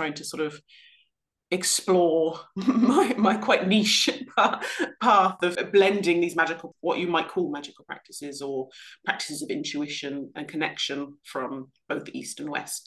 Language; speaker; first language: English; native; English